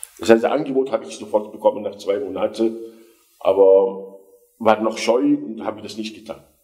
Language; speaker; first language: German; non-native, fluent; Arabic